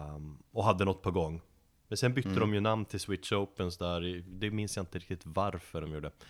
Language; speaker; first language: Swedish; native; Swedish